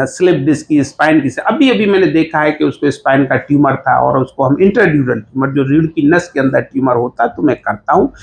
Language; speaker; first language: Hindi; native; Hindi